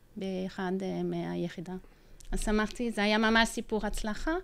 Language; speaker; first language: Hebrew; non-native, fluent; French